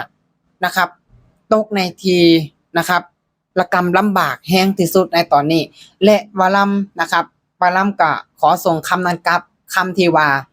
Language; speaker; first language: Thai; non-native, local second language; Lao